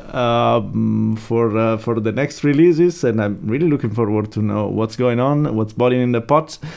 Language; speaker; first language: English; non-native, fluent; Italian